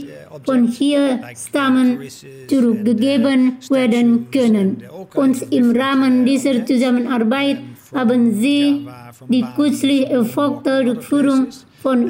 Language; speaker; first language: German; non-native, fluent; Indonesian